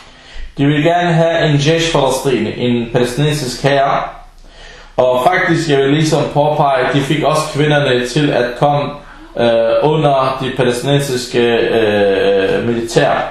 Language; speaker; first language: Danish; early bilingual, other home language; Arabic